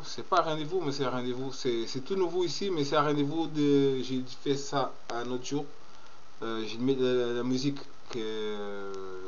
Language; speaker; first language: French; non-native, learner; Portuguese